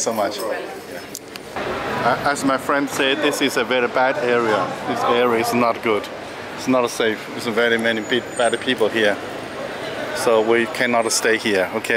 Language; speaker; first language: English; non-native, learner; Chinese